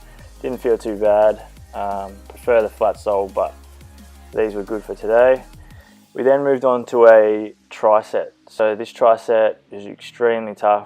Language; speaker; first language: English; native; English